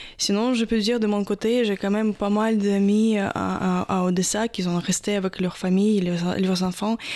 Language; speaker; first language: French; non-native, fluent; Russian